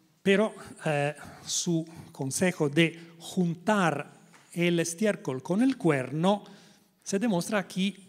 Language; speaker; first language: Spanish; non-native, learner; Italian